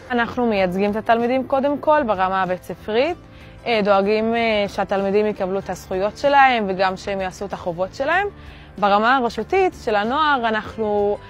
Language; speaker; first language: Hebrew; non-native, local second language; Arabic